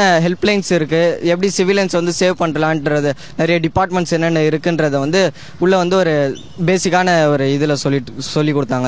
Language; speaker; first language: Tamil; native; Tamil